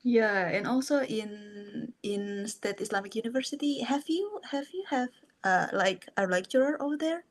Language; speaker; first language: English; non-native, fluent; Indonesian